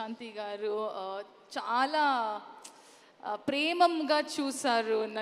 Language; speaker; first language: Telugu; non-native, learner; Tulu